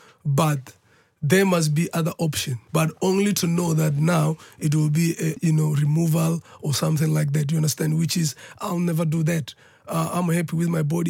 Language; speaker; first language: English; non-native, local second language; Northern Sotho